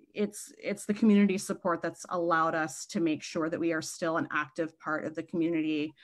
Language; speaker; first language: English; native; English